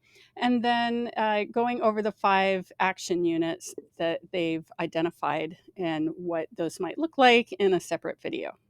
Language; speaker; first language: English; native; English